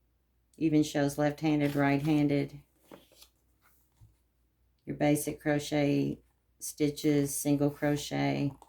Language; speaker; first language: English; native; English